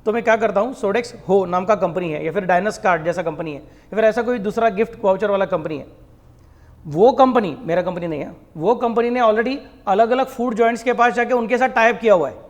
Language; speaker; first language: Hindi; non-native, local second language; Marathi